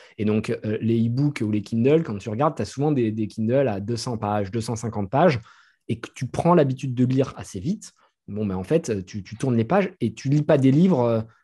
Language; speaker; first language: French; native; French